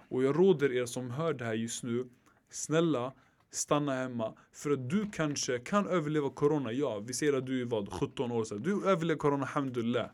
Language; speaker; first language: Swedish; early bilingual, other home language; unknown